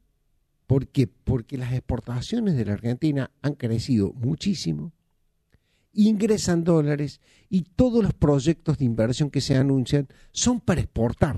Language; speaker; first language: Spanish; native; Spanish